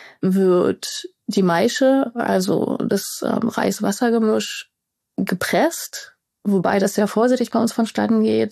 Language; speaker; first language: German; native; German